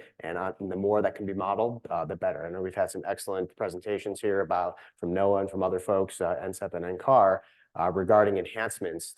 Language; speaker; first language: English; native; English